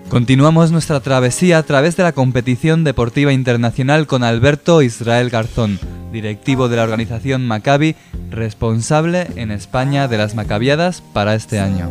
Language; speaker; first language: Spanish; native; Spanish